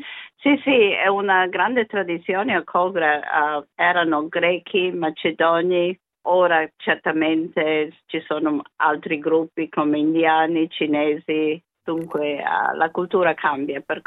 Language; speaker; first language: Italian; early bilingual, other home language; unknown